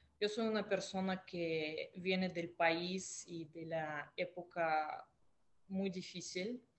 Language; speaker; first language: Spanish; non-native, fluent; Russian